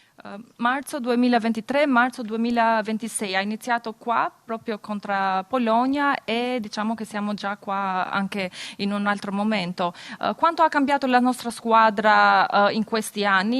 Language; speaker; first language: Italian; non-native, fluent; Albanian